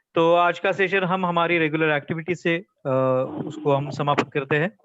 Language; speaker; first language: Hindi; non-native, local second language; Marathi